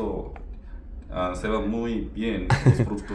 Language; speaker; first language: Spanish; non-native, learner; Korean